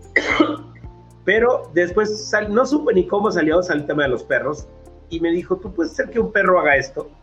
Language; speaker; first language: Spanish; native; Spanish